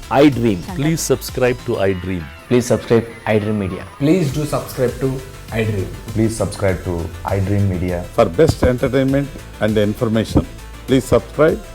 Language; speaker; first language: Telugu; native; Telugu